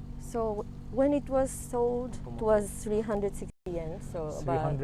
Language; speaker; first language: English; non-native, fluent; Japanese